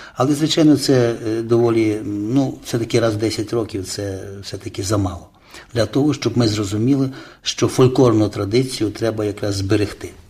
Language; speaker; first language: Ukrainian; native; Ukrainian